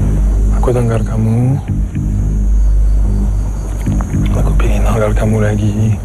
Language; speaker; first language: Indonesian; non-native, fluent; English